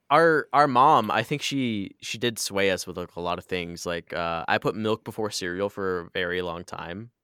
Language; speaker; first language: English; native; English